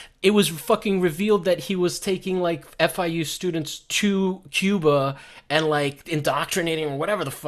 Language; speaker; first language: English; early bilingual, other home language; Spanish